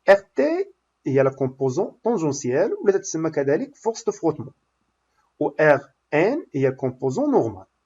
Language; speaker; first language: French; non-native, local second language; Arabic